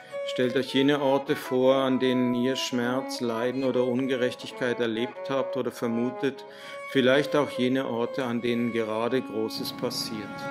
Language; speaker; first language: German; native; German